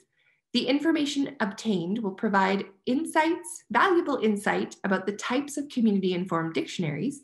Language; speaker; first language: English; native; English